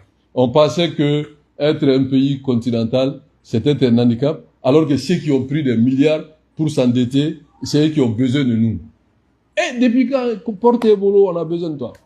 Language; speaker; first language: French; non-native, local second language; Bambara